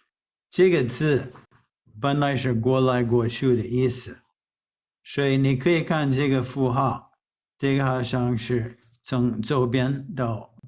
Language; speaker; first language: Chinese; non-native, fluent; English